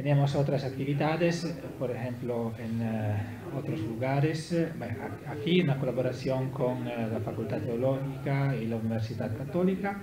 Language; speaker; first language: Spanish; non-native, learner; Italian